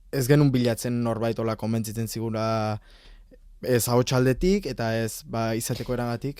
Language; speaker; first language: Basque; native; Basque